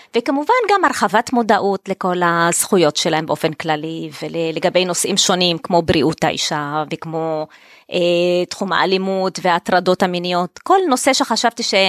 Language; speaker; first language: Hebrew; non-native, local second language; Arabic